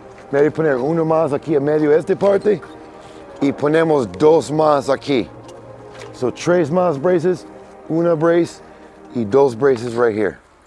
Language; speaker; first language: Spanish; non-native, learner; English